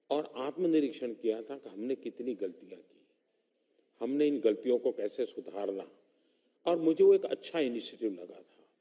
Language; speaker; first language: Hindi; non-native, local second language; Gujarati